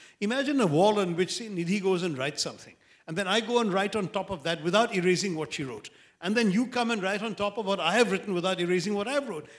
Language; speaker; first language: English; non-native, local second language; Malayalam